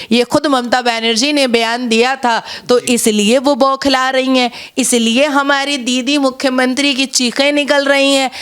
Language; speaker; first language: Hindi; native; Hindi